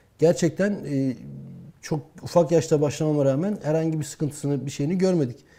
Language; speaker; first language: Turkish; native; Turkish